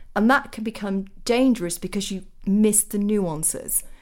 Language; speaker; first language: English; native; English